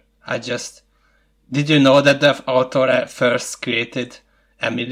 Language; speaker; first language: English; non-native, fluent; Hungarian